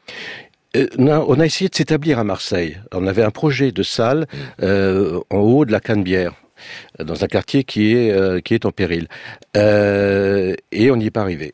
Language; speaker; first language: French; early bilingual, other home language; Romanian